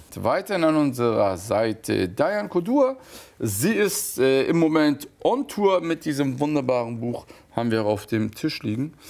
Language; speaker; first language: German; early bilingual, other home language; Turkish